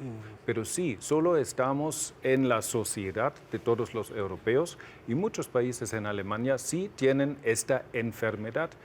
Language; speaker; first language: Spanish; non-native, fluent; German